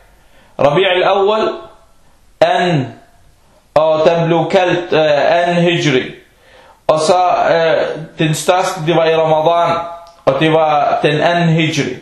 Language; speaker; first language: Danish; non-native, local second language; Arabic